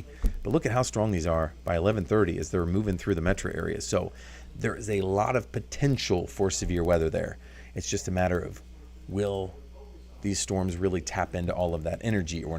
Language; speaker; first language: English; native; English